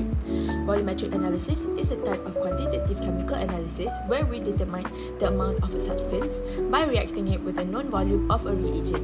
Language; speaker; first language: English; non-native, local second language; Malay